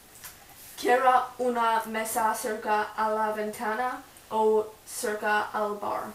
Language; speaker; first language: Spanish; non-native, learner; English